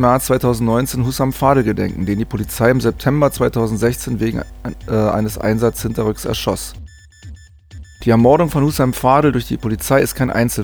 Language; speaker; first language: German; native; German